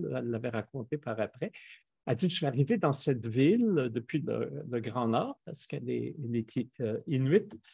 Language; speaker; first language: French; native; French